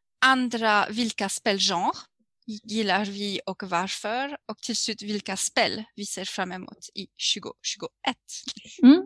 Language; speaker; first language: Swedish; non-native, fluent; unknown